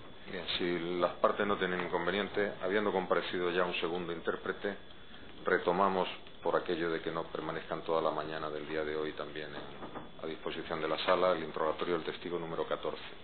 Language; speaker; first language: Spanish; native; Spanish